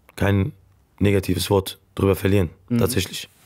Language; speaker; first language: German; native; German